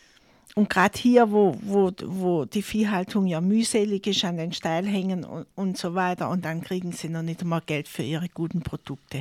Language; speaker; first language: German; native; German